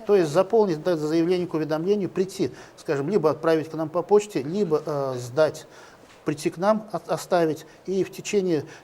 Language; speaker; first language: Russian; native; Russian